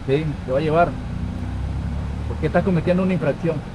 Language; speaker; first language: Spanish; native; Spanish